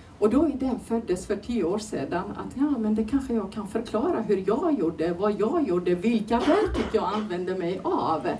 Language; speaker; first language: Swedish; non-native, fluent; Turoyo